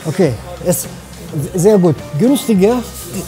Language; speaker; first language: German; non-native, fluent; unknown